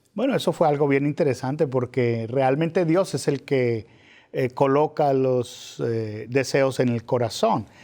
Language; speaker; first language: Spanish; native; Spanish